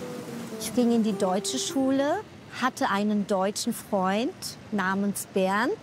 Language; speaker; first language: German; early bilingual, other home language; Portuguese